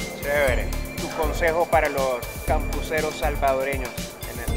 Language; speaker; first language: Spanish; native; Spanish